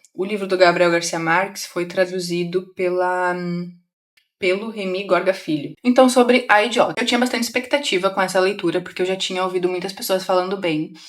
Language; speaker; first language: Portuguese; native; Portuguese